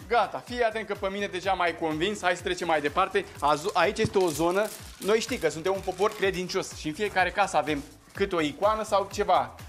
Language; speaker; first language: Romanian; native; Romanian